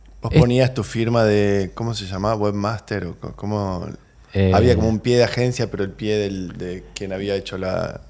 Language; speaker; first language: Spanish; native; Spanish